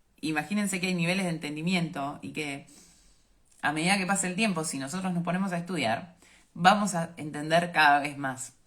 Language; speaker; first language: Spanish; native; Spanish